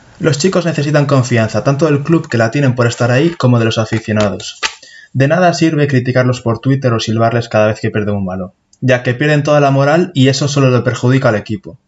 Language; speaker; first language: Spanish; native; Spanish